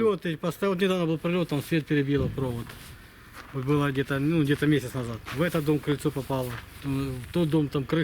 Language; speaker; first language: Russian; native; Russian